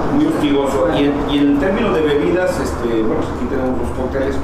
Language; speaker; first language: Spanish; native; Spanish